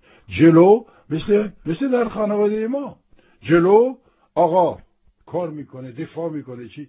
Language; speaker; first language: Persian; non-native, fluent; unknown